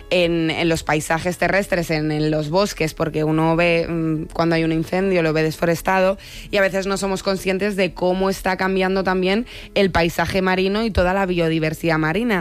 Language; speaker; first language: Spanish; native; Spanish